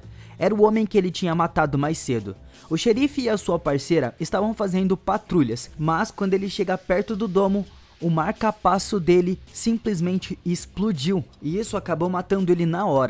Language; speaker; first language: Portuguese; native; Portuguese